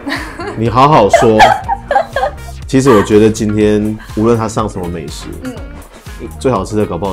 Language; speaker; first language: Chinese; native; Chinese